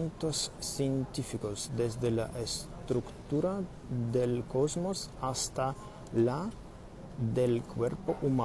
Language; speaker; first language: Spanish; non-native, learner; Russian